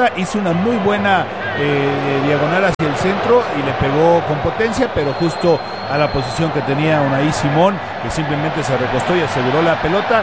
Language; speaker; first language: Spanish; native; Spanish